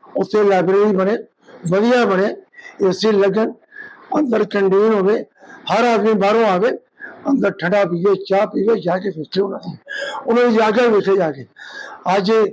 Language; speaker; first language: Punjabi; native; Punjabi